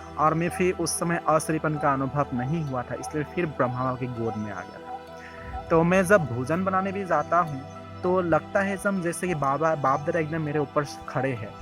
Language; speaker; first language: Hindi; non-native, local second language; Assamese